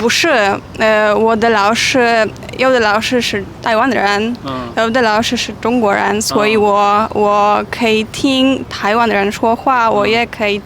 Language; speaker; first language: Chinese; non-native, learner; Polish